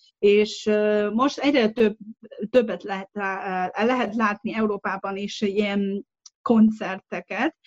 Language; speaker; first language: Hungarian; non-native, fluent; Chinese